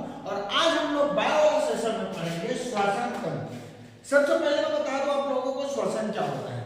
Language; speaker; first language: Hindi; non-native, local second language; Chhattisgarhi